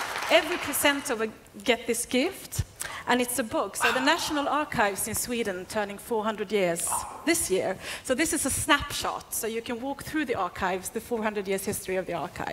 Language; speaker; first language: English; non-native, fluent; Swedish